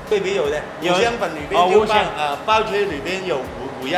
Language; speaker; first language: Chinese; native; Chinese